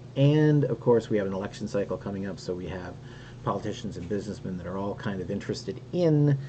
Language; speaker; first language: English; native; English